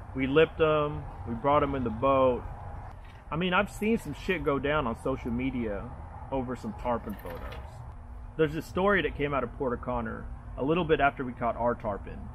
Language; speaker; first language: English; native; English